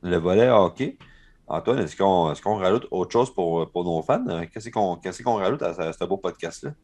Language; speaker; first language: French; native; French